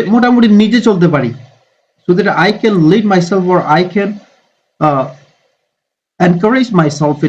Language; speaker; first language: English; non-native, fluent; Bangla